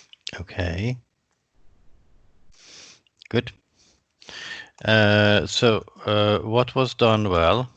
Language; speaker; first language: English; non-native, fluent; Persian